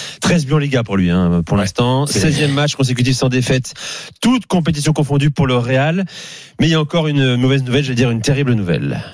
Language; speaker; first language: French; native; French